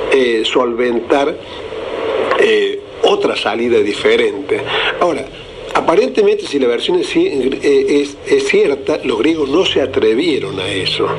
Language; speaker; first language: Spanish; native; Spanish